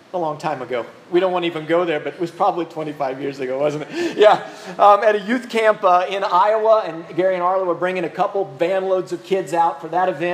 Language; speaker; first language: English; native; English